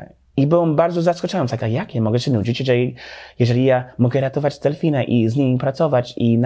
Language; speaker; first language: Polish; non-native, learner; English